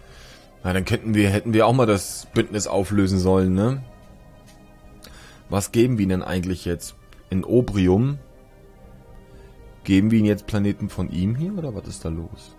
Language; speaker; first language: German; native; German